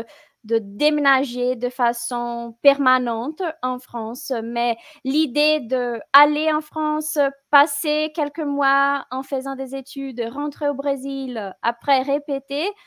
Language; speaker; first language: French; non-native, fluent; Portuguese